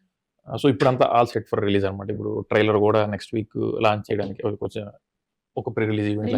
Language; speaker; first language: Telugu; native; Telugu